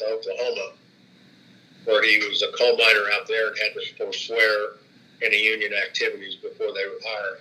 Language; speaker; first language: English; native; English